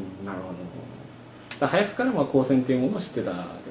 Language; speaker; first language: Japanese; native; Japanese